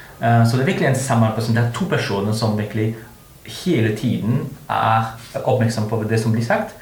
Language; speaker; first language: Norwegian; non-native, fluent; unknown